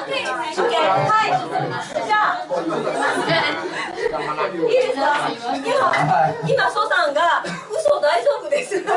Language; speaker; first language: Japanese; non-native, fluent; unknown